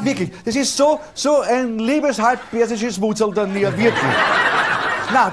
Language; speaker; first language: German; native; German